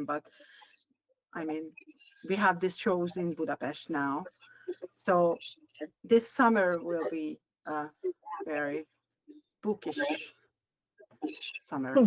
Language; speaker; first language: English; non-native, learner; Hungarian